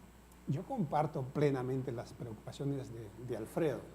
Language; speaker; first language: Spanish; native; Spanish